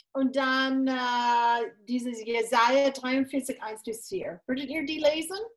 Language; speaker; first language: German; non-native, fluent; English